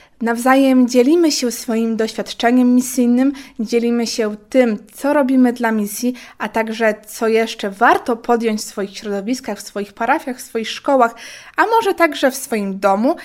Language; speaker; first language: Polish; native; Polish